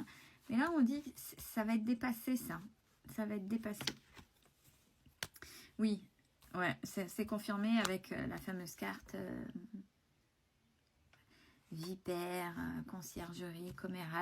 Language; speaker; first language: French; native; French